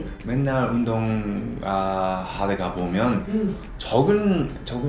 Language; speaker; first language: Korean; non-native, learner; English